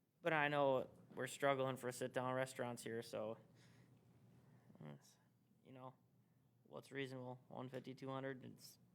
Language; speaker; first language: English; native; English